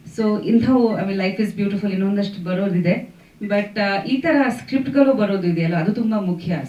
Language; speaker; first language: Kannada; non-native, fluent; Bangla